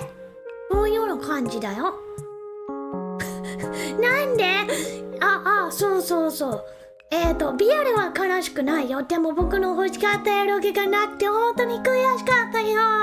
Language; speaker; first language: Japanese; non-native, learner; English